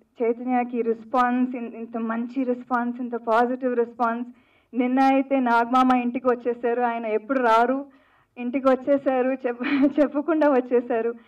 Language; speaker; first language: Telugu; non-native, fluent; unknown